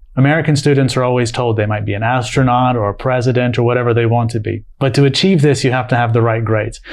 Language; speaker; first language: English; native; English